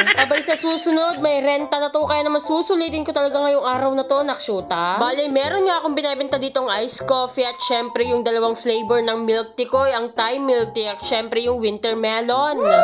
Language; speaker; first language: Filipino; native; Filipino